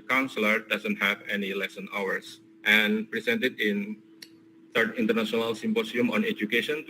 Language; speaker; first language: English; non-native, learner; Indonesian